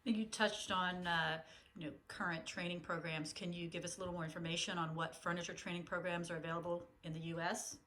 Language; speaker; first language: English; native; English